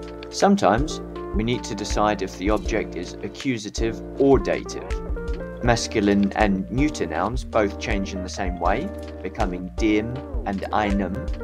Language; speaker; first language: English; native; English